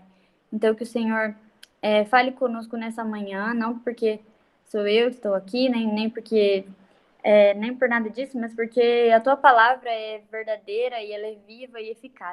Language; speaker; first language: Portuguese; native; Portuguese